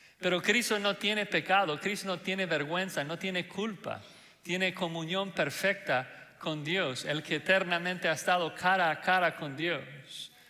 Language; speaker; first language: Spanish; non-native, fluent; English